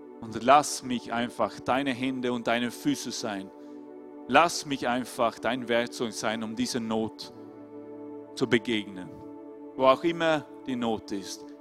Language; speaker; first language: German; non-native, fluent; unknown